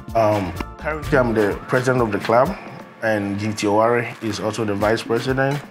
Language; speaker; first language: English; non-native, local second language; Akan